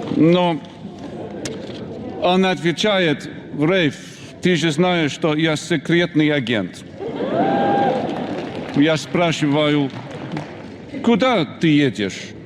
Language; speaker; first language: Russian; non-native, learner; English